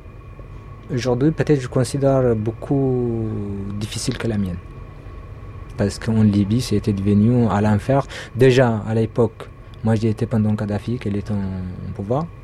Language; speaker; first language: French; non-native, fluent; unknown